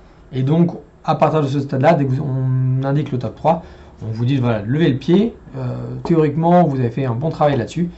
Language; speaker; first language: French; native; French